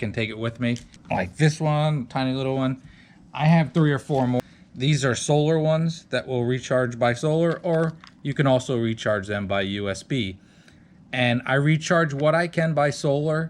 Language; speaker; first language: English; native; English